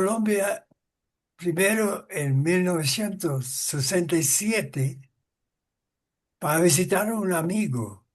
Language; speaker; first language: Spanish; non-native, fluent; English